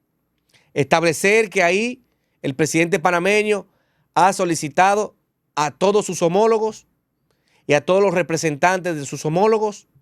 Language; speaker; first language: Spanish; native; Spanish